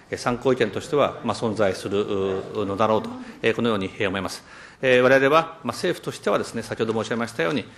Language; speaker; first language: Japanese; native; Japanese